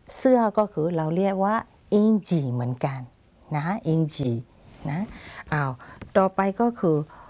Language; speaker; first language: Thai; non-native, fluent; Burmese